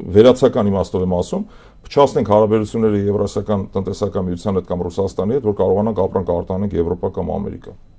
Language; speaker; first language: Armenian; native; Armenian